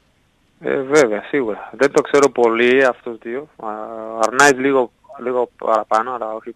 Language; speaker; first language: Greek; non-native, learner; Spanish